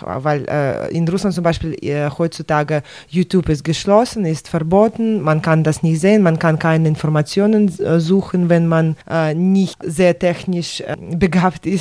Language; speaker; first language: German; non-native, fluent; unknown